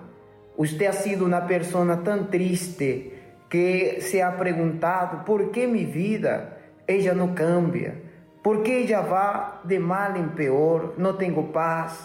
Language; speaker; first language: Spanish; non-native, fluent; Portuguese